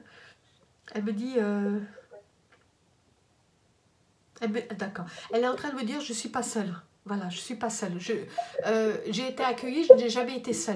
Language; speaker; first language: French; native; French